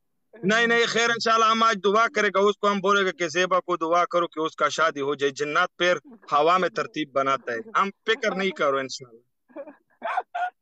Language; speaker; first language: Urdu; non-native, local second language; Pashto